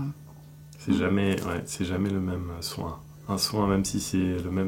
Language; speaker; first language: French; native; French